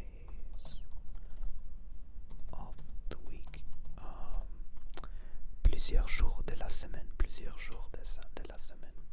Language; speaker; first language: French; non-native, learner; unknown